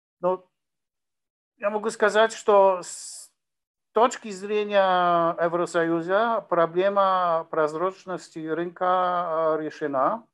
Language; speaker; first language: Russian; non-native, learner; Polish